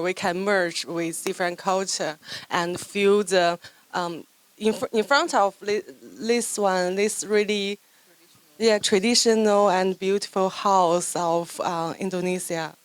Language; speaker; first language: English; non-native, fluent; Chinese